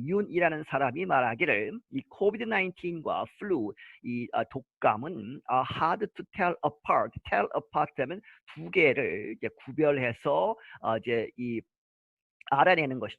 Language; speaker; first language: Korean; native; Korean